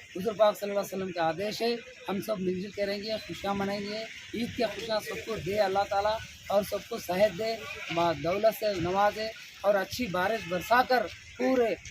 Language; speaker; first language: Hindi; native; Hindi